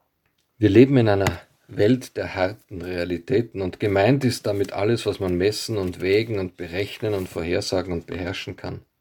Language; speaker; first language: German; native; German